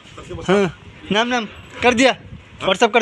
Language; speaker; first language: Hindi; non-native, learner; Bangla